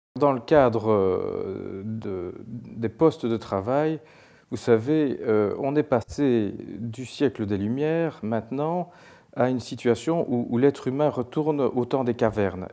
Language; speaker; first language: French; native; French